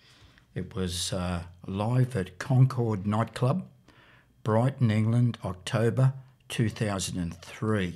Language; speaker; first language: English; native; English